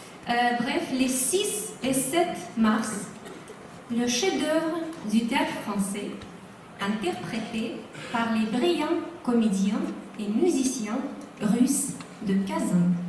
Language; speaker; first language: French; non-native, fluent; Russian